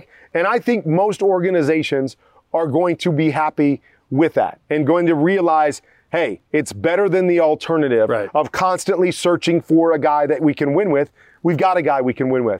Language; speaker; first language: English; native; English